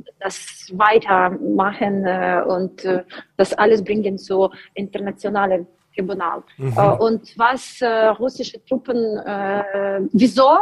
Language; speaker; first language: German; non-native, learner; Ukrainian